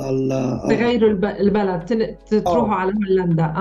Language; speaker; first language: Arabic; native; Arabic